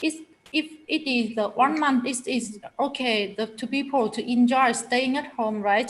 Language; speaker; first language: English; non-native, fluent; Vietnamese